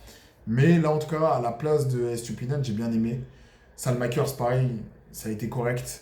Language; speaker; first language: French; native; French